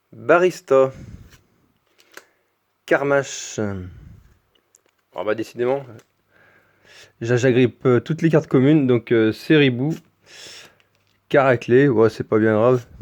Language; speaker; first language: French; native; French